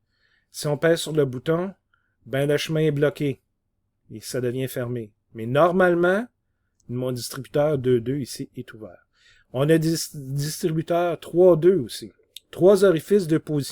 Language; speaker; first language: French; native; French